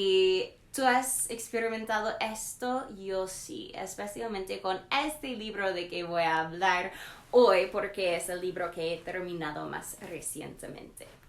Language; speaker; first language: Spanish; non-native, learner; English